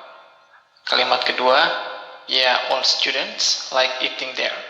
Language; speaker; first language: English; non-native, local second language; Indonesian